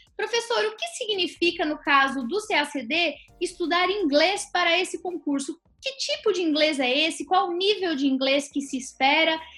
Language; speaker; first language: Portuguese; native; Portuguese